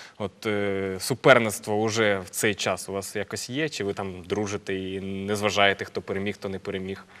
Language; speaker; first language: Ukrainian; native; Ukrainian